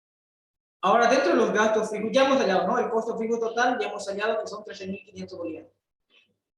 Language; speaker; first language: Spanish; native; Spanish